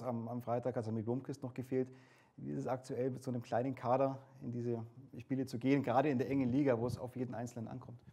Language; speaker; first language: German; native; German